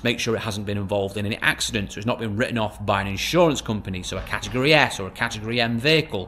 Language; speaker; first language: English; native; English